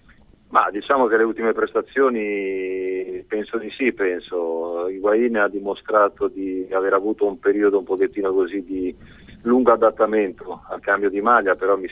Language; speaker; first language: Italian; native; Italian